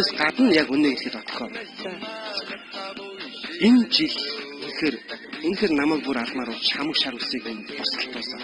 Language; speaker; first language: Mongolian; native; Mongolian